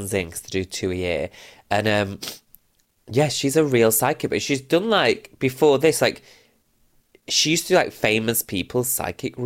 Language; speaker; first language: English; native; English